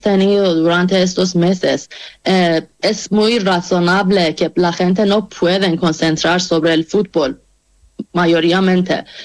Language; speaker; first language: Spanish; non-native, fluent; Persian